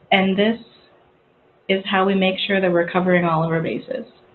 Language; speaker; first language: English; native; English